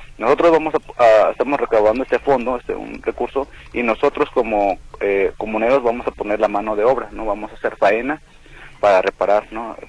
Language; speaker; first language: Spanish; non-native, local second language; Nahuatl languages